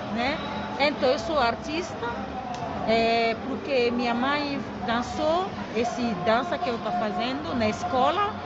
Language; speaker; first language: Portuguese; non-native, fluent; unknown